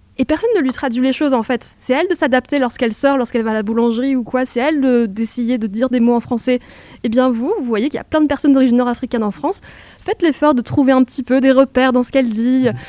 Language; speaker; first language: French; native; French